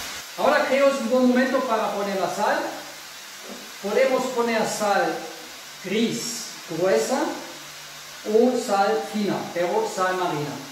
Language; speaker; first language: Spanish; non-native, fluent; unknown